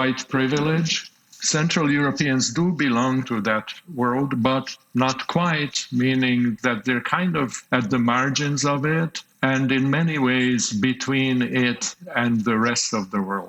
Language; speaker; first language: English; non-native, fluent; Slovak